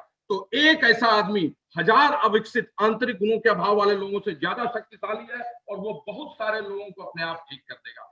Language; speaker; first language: Hindi; native; Hindi